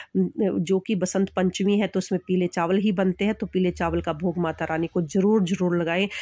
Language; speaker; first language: Hindi; native; Hindi